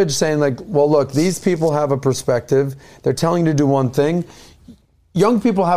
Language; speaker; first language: English; native; English